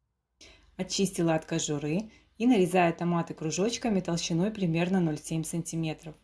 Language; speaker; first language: Russian; native; Russian